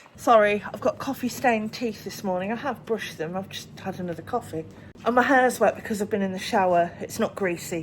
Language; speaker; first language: English; native; English